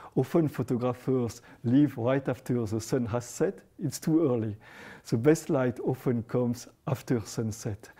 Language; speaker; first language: English; non-native, fluent; French